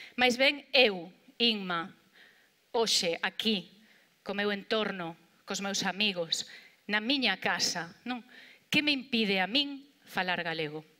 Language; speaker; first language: Galician; non-native, local second language; Spanish